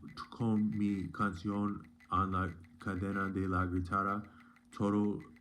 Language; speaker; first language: Spanish; non-native, learner; English